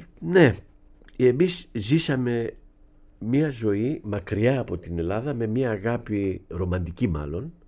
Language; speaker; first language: Greek; early bilingual, heritage; Greek